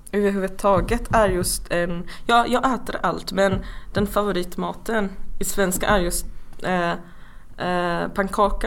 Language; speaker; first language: Swedish; non-native, fluent; Persian